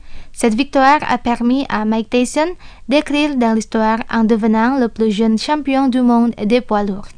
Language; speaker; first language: French; non-native, fluent; Indonesian